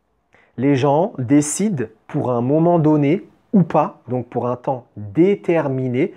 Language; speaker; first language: French; native; French